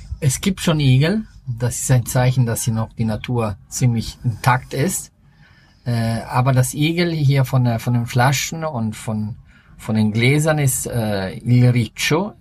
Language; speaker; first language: German; early bilingual, heritage; German